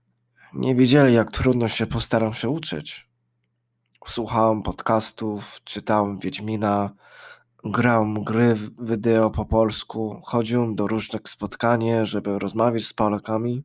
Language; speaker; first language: Polish; early bilingual, heritage; English